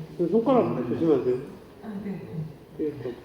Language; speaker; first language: Korean; native; Korean